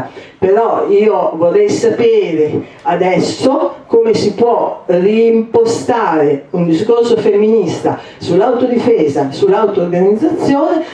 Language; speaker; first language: Italian; native; Italian